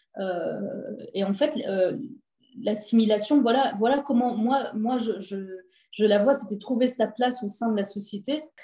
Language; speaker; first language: French; early bilingual, other home language; Turkish